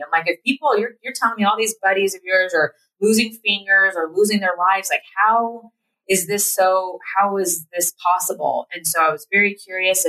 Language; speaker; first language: English; native; English